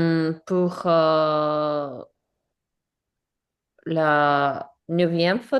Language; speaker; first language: French; non-native, learner; English